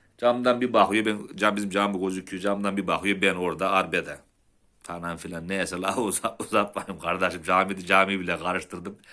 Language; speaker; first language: Turkish; native; Turkish